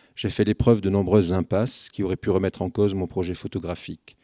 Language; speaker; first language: French; native; French